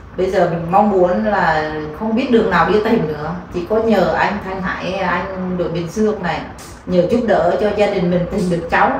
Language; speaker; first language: Vietnamese; non-native, local second language; Eastern Cham